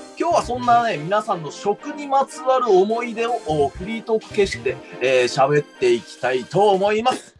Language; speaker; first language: Japanese; native; Japanese